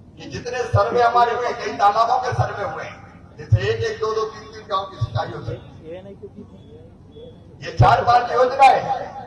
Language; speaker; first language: Hindi; native; Hindi